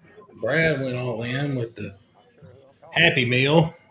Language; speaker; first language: English; native; English